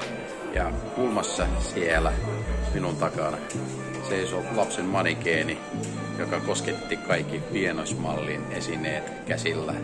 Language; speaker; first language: Finnish; non-native, fluent; Russian